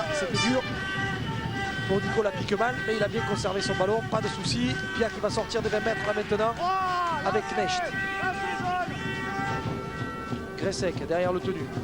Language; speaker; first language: French; native; French